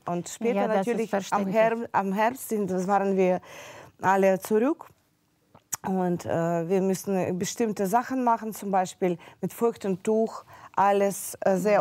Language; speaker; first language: German; non-native, fluent; Russian